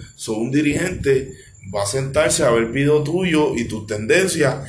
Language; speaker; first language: Spanish; early bilingual, heritage; Spanish